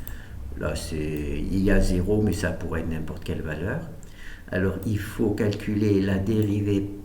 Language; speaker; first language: French; native; French